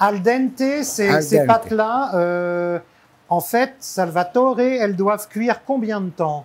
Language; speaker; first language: French; native; French